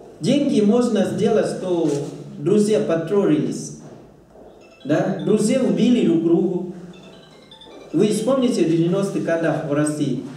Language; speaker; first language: Russian; non-native, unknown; Thai